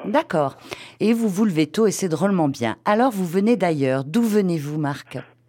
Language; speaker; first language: French; native; French